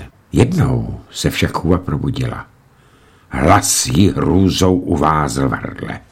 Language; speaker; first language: Czech; native; Czech